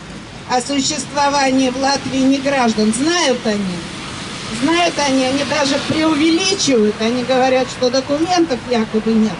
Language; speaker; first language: Russian; native; Russian